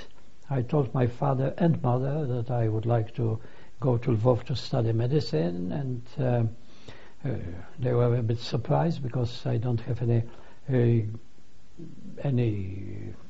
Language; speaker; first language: English; non-native, fluent; Polish